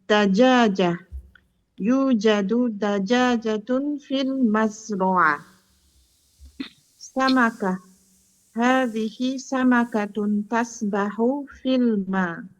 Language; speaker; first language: Arabic; non-native, learner; Indonesian